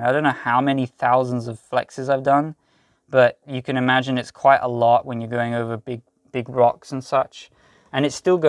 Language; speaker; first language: English; native; English